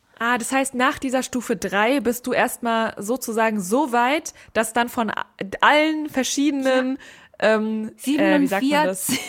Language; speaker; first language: German; native; German